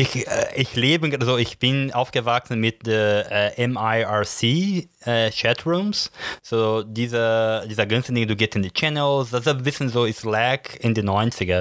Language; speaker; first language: German; non-native, learner; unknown